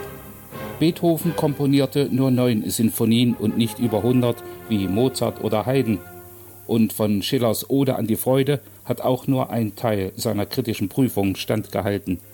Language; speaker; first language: German; native; German